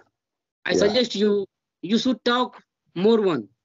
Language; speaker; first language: English; non-native, learner; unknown